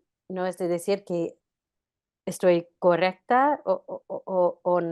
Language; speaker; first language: Spanish; non-native, fluent; English